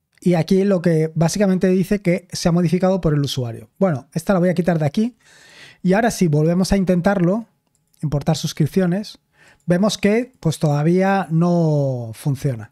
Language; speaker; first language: Spanish; native; Spanish